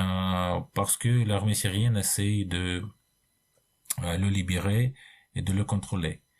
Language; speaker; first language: French; non-native, fluent; Russian